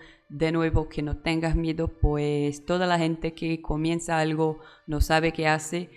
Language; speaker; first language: Spanish; non-native, learner; Portuguese